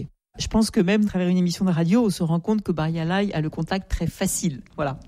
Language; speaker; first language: French; native; French